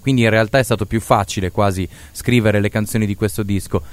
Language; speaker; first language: Italian; native; Italian